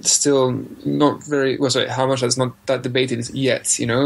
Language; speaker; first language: English; native; English